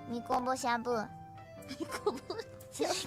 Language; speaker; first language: Japanese; non-native, learner; Indonesian